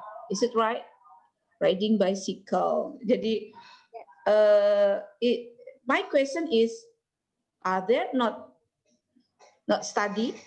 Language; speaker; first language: English; non-native, learner; Indonesian